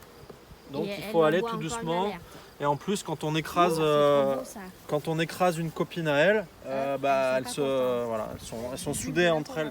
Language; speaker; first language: French; native; French